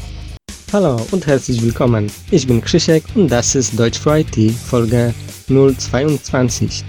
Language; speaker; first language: German; non-native, learner; Polish